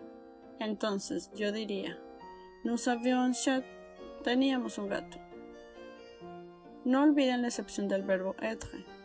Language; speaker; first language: Spanish; native; Spanish